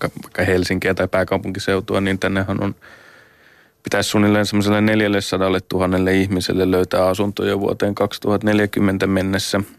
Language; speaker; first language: Finnish; native; Finnish